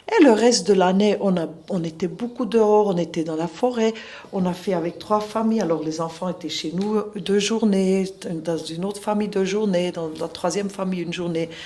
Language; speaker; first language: French; non-native, local second language; Swiss German